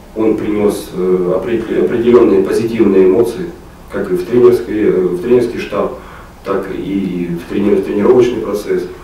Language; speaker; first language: Russian; native; Russian